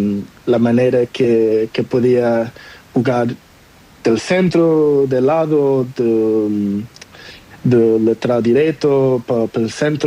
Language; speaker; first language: Spanish; non-native, learner; Portuguese